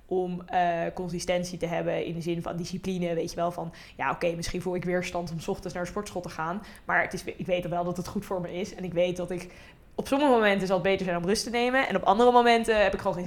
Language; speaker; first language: Dutch; native; Dutch